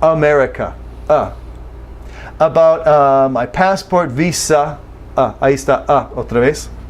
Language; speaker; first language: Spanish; non-native, fluent; English